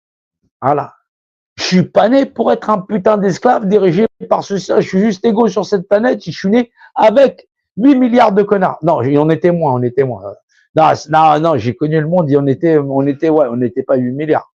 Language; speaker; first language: French; native; French